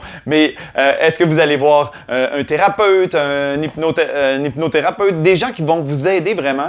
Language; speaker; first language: French; native; French